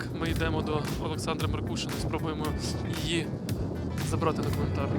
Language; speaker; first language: Ukrainian; native; Ukrainian